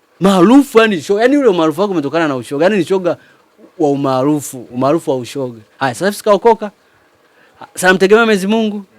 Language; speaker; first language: Swahili; native; Swahili